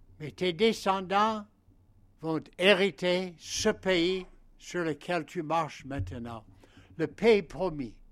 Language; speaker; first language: French; non-native, fluent; English